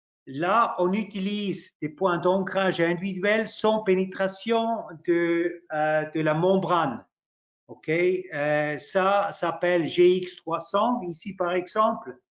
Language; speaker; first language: French; non-native, local second language; German